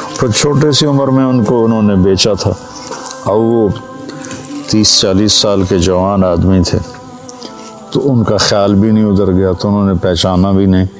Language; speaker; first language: Urdu; non-native, local second language; Punjabi